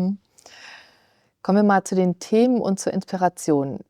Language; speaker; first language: German; native; German